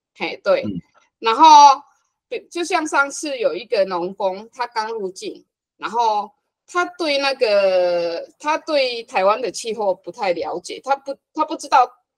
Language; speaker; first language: Chinese; non-native, fluent; Hakka Chinese